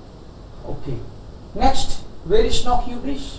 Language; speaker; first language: German; non-native, fluent; Hindi